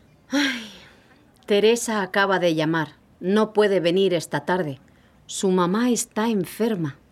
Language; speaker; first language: Spanish; native; Spanish